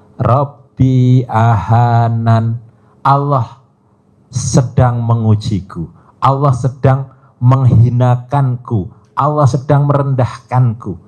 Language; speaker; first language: Indonesian; native; Indonesian